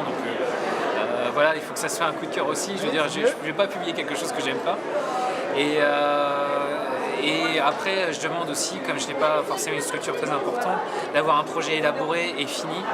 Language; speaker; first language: French; native; French